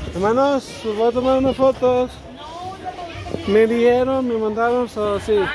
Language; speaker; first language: Spanish; early bilingual, heritage; Spanish